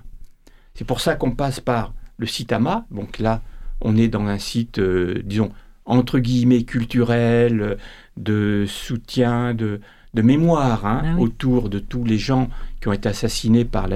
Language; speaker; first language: French; native; French